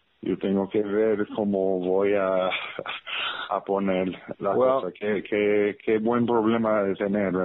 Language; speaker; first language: Spanish; early bilingual, heritage; English